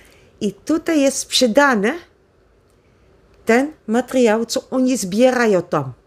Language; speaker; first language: Polish; non-native, learner; Dutch